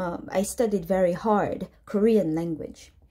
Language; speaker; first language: English; non-native, fluent; Korean